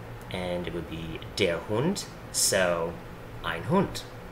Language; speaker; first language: German; non-native, fluent; English